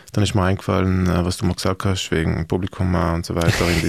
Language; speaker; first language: German; native; German